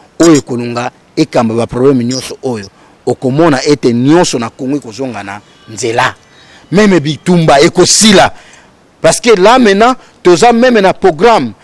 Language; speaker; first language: Lingala; non-native, local second language; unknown